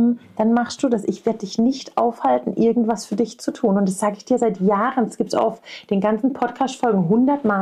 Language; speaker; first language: German; native; German